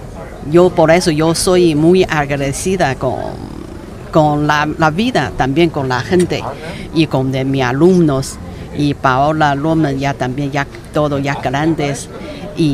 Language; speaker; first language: Spanish; non-native, learner; Chinese